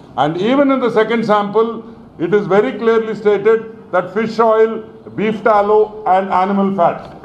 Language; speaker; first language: English; non-native, local second language; Telugu